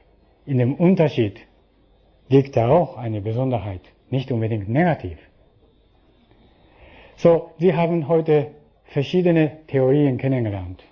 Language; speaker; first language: German; non-native, fluent; Japanese